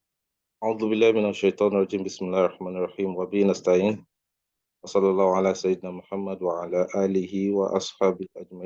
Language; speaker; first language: Arabic; non-native, fluent; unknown